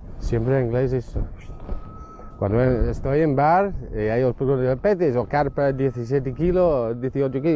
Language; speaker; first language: Spanish; non-native, learner; English